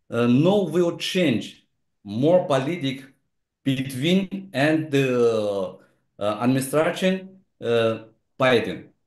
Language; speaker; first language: English; non-native, learner; Chinese